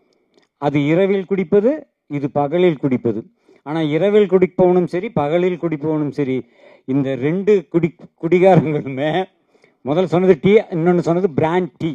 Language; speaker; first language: Tamil; native; Tamil